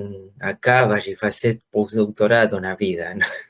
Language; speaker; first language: Portuguese; non-native, fluent; Spanish